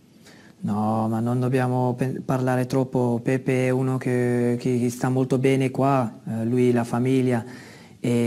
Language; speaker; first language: Italian; non-native, fluent; Dutch